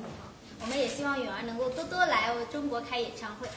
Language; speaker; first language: Chinese; native; Chinese